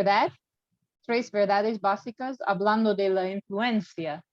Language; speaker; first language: Spanish; non-native, learner; English